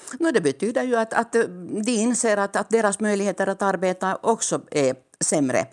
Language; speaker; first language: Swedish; native; Swedish